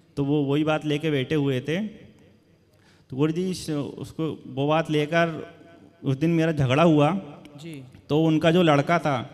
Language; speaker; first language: Hindi; native; Hindi